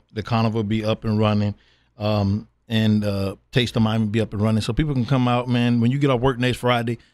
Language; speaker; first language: English; native; English